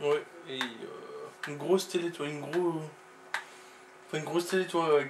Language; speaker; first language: French; native; French